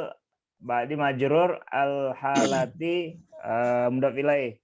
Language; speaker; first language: Arabic; non-native, learner; Indonesian